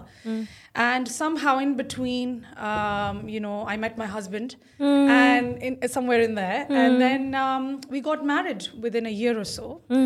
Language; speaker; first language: English; non-native, local second language; Urdu